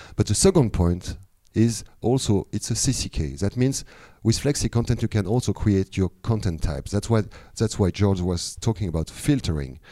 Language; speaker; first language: English; non-native, fluent; French